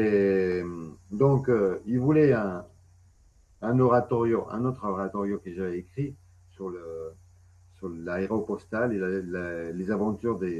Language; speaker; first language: French; non-native, fluent; Spanish